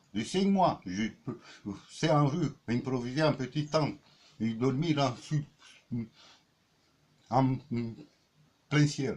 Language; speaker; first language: French; non-native, learner; Romanian